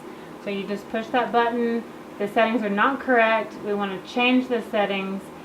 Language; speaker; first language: English; native; English